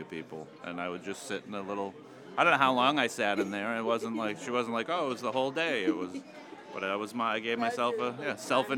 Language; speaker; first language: English; native; English